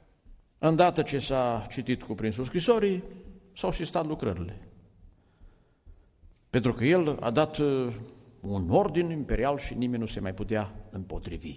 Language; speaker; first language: Romanian; native; Romanian